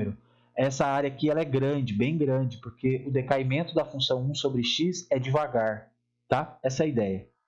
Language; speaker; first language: Portuguese; native; Portuguese